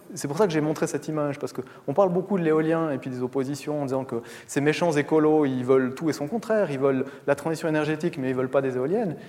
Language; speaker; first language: French; native; French